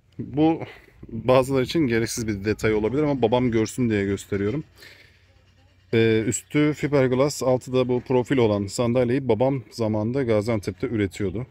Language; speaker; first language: Turkish; native; Turkish